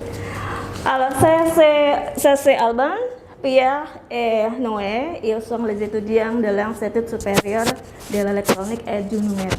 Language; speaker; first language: French; non-native, learner; Indonesian